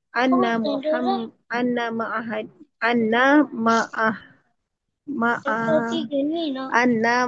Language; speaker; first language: Arabic; non-native, learner; Indonesian